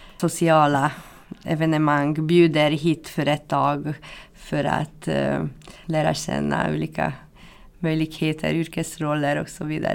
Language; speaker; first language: Swedish; non-native, fluent; Hungarian